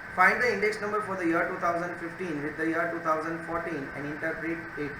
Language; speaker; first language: English; non-native, local second language; Gujarati